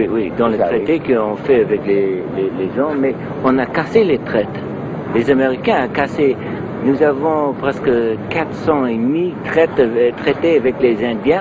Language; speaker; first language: French; non-native, learner; English